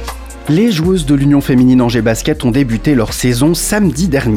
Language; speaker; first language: French; native; French